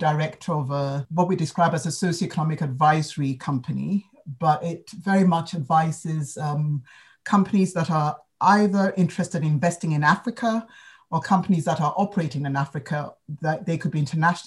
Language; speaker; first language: English; non-native, local second language; Akan